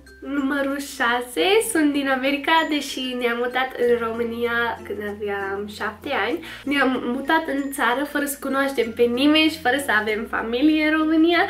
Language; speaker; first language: Romanian; non-native, fluent; English